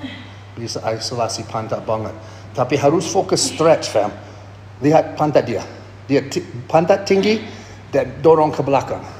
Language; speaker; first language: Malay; non-native, learner; English